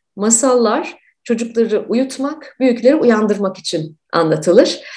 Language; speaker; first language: Turkish; native; Turkish